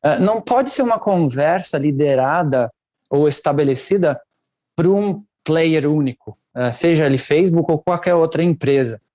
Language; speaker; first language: Portuguese; non-native, fluent; Italian